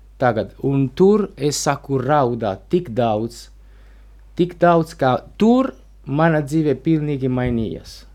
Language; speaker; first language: Latvian; non-native, learner; Italian